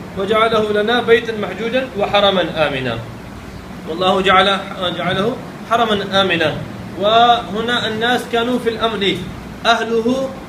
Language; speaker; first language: Arabic; non-native, fluent; Urdu